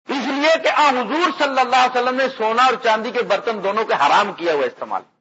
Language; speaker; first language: Urdu; non-native, local second language; Punjabi